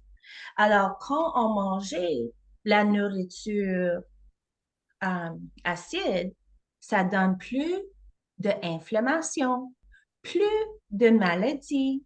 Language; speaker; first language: French; non-native, fluent; English